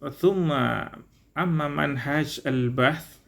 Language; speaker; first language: Arabic; non-native, learner; Indonesian